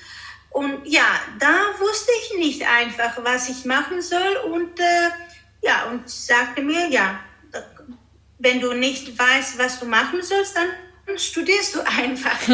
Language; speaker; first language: German; non-native, fluent; Greek